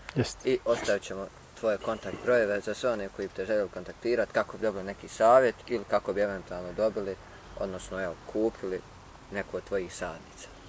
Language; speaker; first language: Bosnian; native; Bosnian